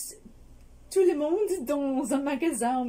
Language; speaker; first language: French; non-native, fluent; English